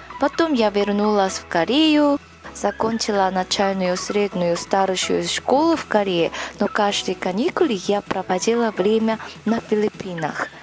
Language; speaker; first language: Russian; non-native, fluent; Korean